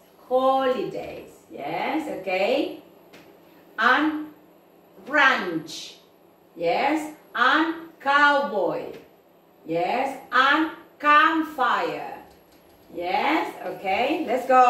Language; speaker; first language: English; non-native, fluent; Spanish